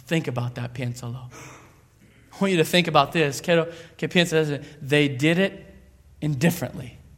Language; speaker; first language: English; native; English